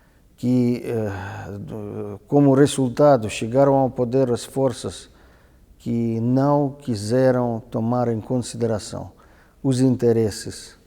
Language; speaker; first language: Portuguese; non-native, fluent; Russian